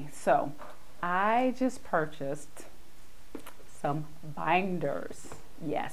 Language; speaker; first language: English; native; English